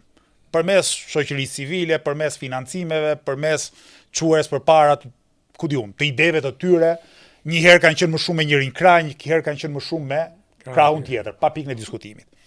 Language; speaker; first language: Albanian; native; Albanian